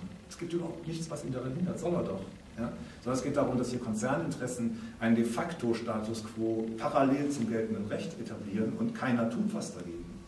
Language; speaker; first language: German; native; German